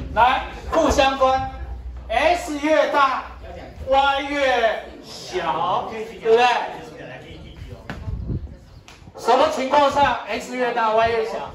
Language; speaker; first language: Chinese; native; Chinese